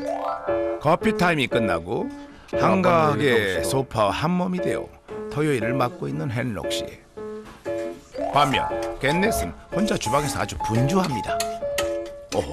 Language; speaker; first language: Korean; native; Korean